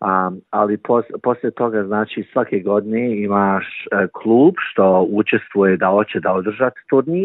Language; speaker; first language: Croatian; early bilingual, heritage; Croatian